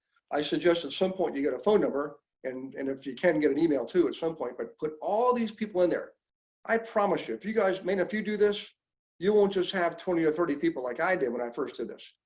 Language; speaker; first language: English; native; English